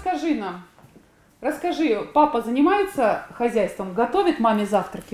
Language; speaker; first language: Russian; native; Russian